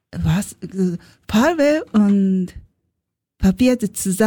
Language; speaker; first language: German; non-native, learner; Japanese